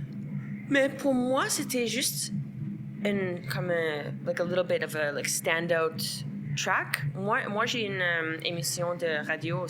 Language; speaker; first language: French; non-native, local second language; English